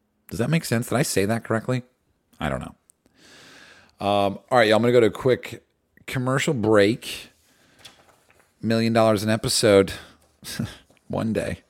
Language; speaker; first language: English; native; English